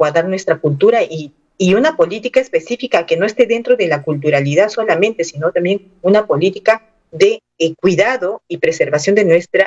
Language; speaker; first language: Spanish; non-native, local second language; Aymara